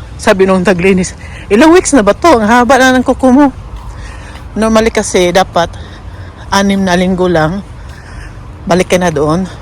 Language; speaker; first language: Filipino; non-native, local second language; Cebuano